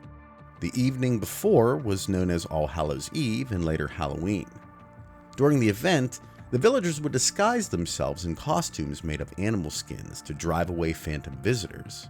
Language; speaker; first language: English; native; English